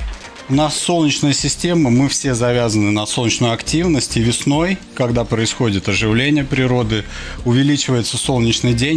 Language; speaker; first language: Russian; native; Russian